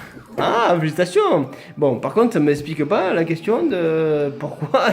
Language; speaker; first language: French; native; French